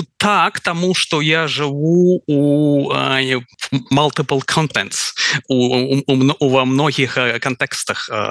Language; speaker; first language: Belarusian; non-native, local second language; Russian